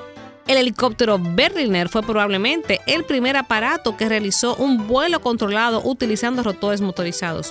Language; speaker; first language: Spanish; native; Spanish